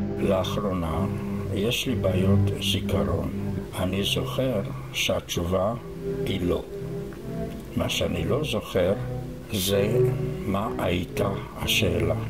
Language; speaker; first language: Hebrew; non-native, fluent; Romanian